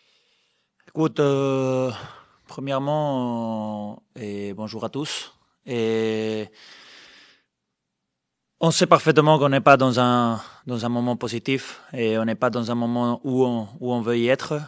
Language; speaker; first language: French; non-native, fluent; Spanish